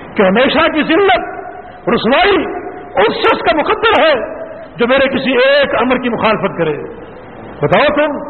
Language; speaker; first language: Urdu; native; Urdu